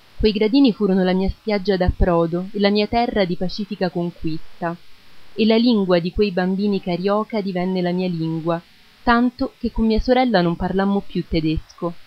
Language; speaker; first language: Italian; early bilingual, other home language; German